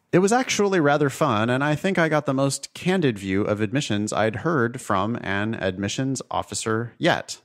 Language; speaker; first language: English; native; English